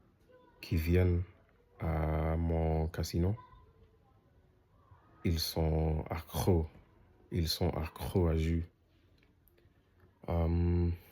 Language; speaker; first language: French; non-native, learner; English